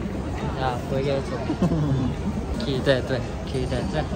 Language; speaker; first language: Korean; non-native, learner; Japanese